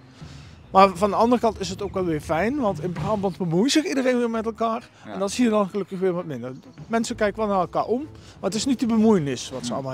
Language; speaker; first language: Dutch; native; Dutch